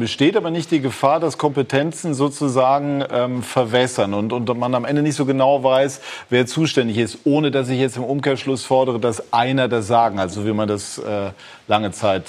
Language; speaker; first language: German; native; German